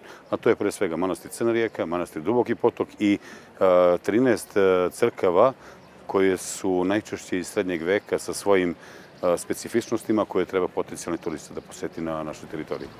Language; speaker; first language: Croatian; native; Croatian